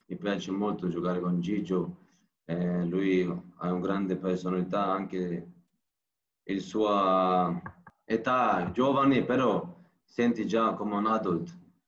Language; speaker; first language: Italian; non-native, learner; Turkish